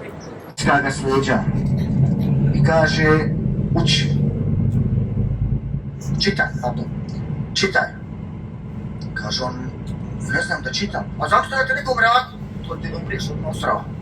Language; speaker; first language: Bosnian; native; Bosnian